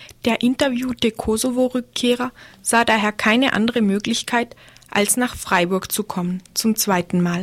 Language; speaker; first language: German; native; German